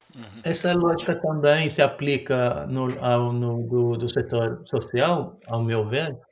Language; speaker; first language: Portuguese; non-native, fluent; Norwegian